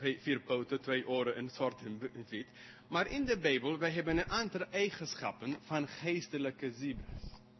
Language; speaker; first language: Dutch; non-native, fluent; English